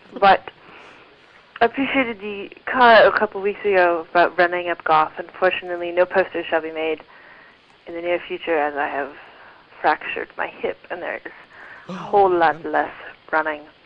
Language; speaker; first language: English; native; English